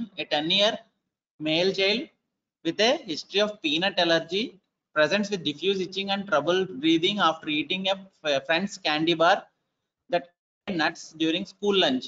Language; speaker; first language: English; non-native, local second language; Telugu